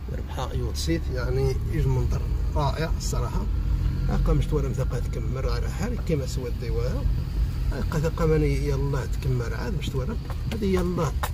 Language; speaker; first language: Arabic; native; Arabic